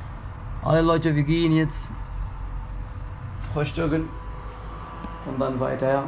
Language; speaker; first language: German; non-native, fluent; Arabic